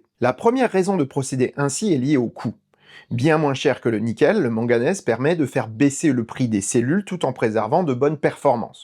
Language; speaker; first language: French; native; French